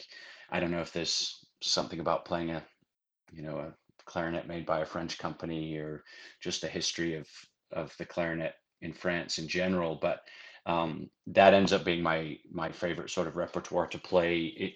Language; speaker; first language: English; native; English